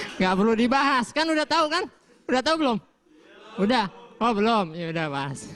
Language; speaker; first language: Indonesian; native; Indonesian